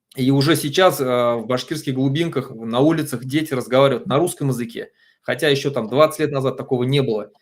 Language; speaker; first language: Russian; native; Russian